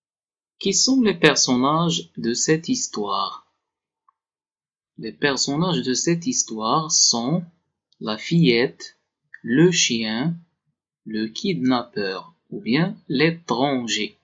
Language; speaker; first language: French; non-native, local second language; Arabic